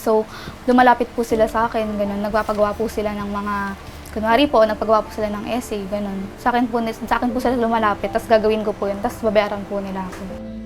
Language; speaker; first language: Filipino; native; Filipino